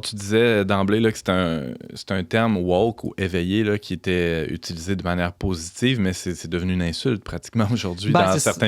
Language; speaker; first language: French; native; French